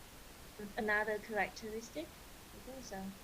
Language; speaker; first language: English; non-native, learner; Vietnamese